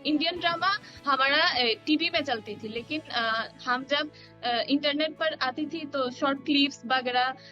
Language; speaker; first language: Hindi; non-native, learner; Bangla